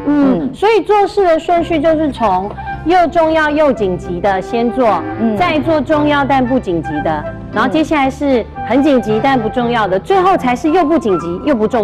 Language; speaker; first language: Chinese; native; Chinese